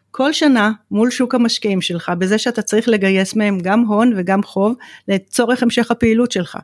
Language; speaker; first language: Hebrew; native; Hebrew